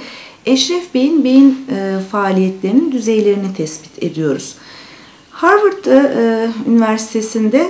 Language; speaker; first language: Turkish; native; Turkish